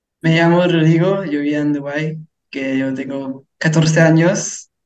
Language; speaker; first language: Spanish; early bilingual, heritage; English